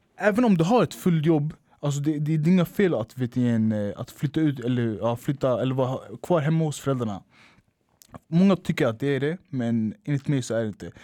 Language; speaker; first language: Swedish; early bilingual, other home language; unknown